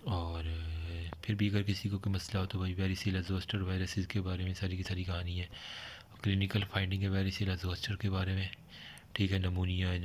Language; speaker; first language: Urdu; native; Urdu